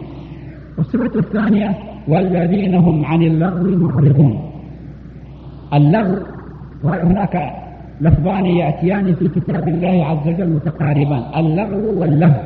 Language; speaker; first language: Arabic; native; Arabic